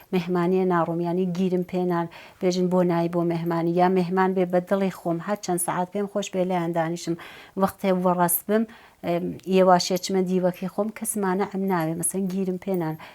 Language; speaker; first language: Central Kurdish; native; Central Kurdish